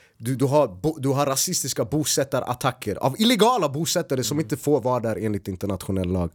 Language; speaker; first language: Swedish; early bilingual, other home language; Arabic